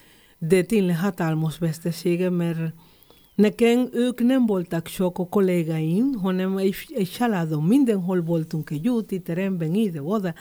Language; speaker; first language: Hungarian; non-native, fluent; Spanish